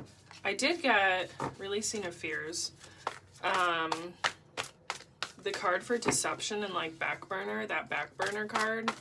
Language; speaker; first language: English; native; English